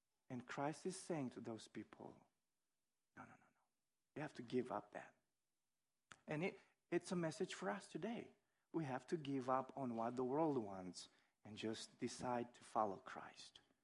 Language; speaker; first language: English; non-native, fluent; Romanian